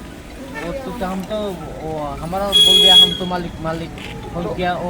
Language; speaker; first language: Hindi; non-native, local second language; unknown